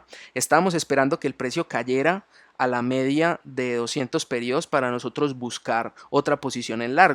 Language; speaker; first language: Spanish; native; Spanish